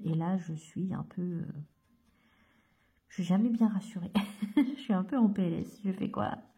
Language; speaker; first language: French; native; French